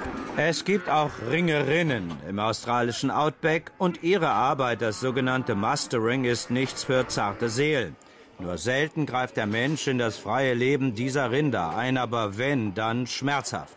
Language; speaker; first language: German; native; German